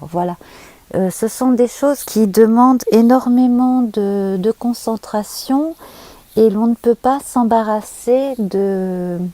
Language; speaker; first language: French; native; French